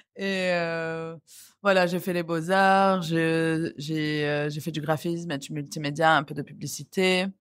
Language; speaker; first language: French; non-native, local second language; Arabic